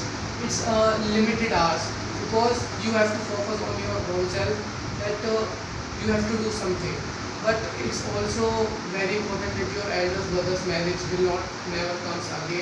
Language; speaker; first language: English; non-native, learner; Hindi